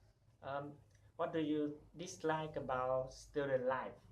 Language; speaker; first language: English; non-native, learner; Vietnamese